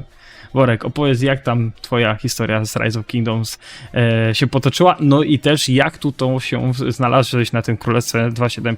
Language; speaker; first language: Polish; native; Polish